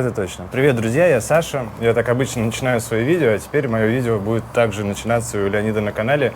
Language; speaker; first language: Russian; native; Russian